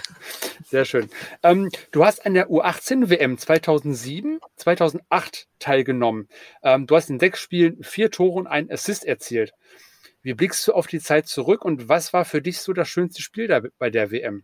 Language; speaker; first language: German; native; German